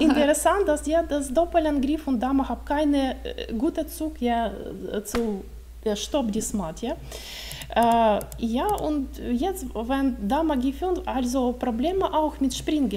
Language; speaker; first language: German; non-native, learner; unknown